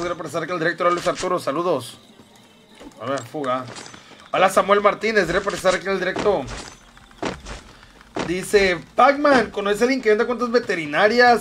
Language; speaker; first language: Spanish; native; Spanish